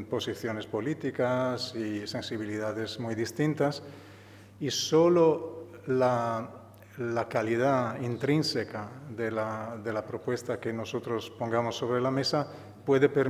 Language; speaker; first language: Spanish; non-native, fluent; Italian